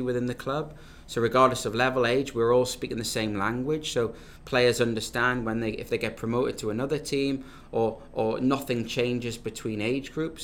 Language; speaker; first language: English; native; English